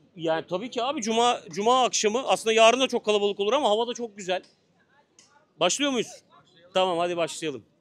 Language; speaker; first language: Turkish; native; Turkish